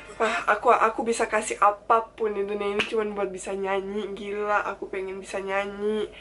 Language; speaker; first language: Indonesian; non-native, fluent; Turkish